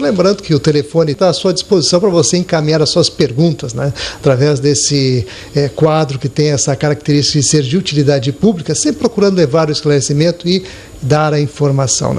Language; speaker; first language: Portuguese; native; Portuguese